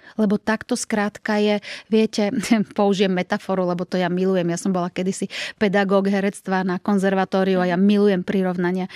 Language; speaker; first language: Slovak; native; Slovak